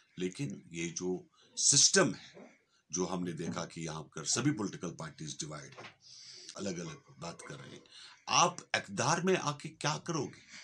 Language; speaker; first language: Hindi; non-native, local second language; Kashmiri